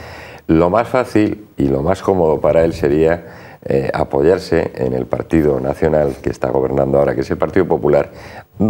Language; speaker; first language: Spanish; native; Spanish